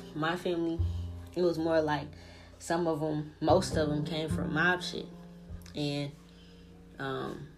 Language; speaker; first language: English; early bilingual, other home language; Italian